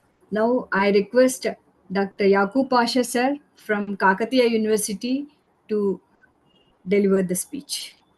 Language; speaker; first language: English; non-native, local second language; Telugu